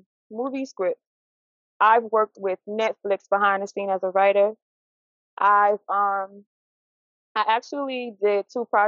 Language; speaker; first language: English; native; English